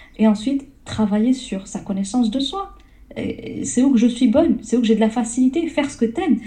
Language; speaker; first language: French; early bilingual, other home language; Arabic